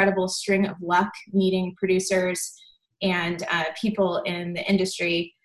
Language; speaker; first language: English; native; English